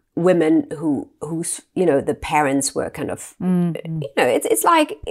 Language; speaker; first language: English; non-native, fluent; German